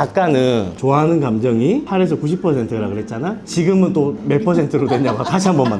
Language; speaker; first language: Korean; native; Korean